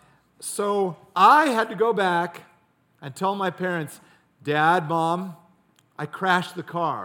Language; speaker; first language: English; native; English